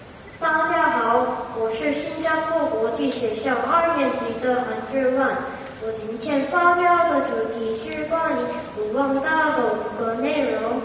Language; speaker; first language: Chinese; non-native, learner; Korean